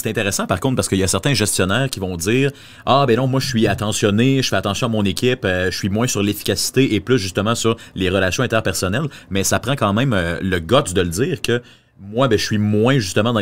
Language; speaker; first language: French; native; French